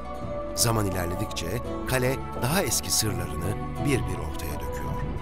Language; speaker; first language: Turkish; native; Turkish